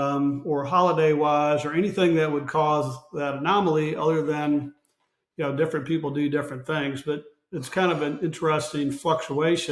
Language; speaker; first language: English; native; English